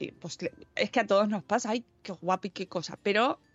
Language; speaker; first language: Spanish; native; Spanish